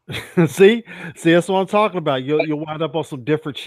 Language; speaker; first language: English; native; English